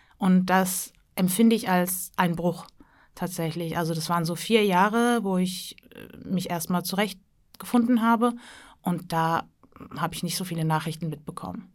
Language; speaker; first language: German; early bilingual, other home language; Turkish